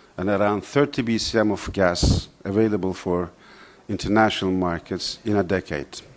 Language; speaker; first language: English; non-native, fluent; Turkish